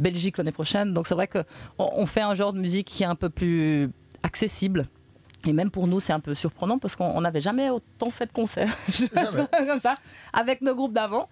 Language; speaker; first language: French; native; French